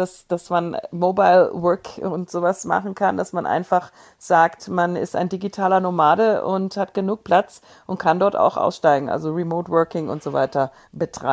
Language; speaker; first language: German; native; German